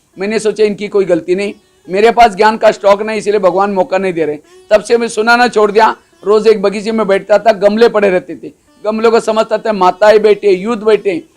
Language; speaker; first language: Hindi; non-native, local second language; Marathi